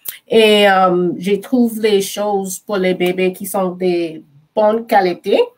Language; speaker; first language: French; non-native, learner; English